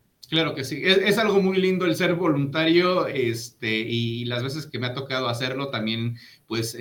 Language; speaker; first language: Spanish; native; Spanish